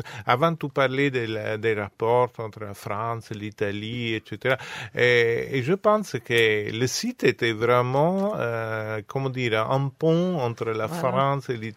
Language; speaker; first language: French; non-native, fluent; Italian